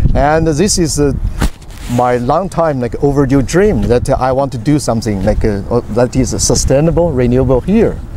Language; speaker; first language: English; non-native, fluent; Chinese